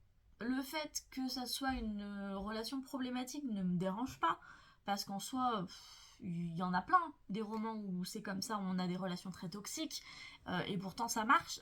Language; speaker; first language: French; native; French